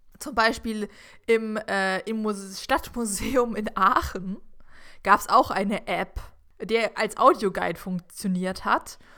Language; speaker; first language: German; native; German